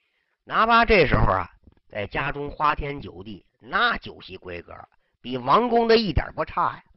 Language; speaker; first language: Chinese; native; Chinese